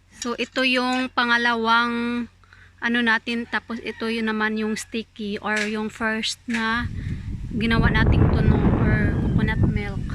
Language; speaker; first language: Filipino; non-native, local second language; Cebuano